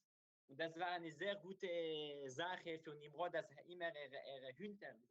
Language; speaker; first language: German; non-native, learner; Hebrew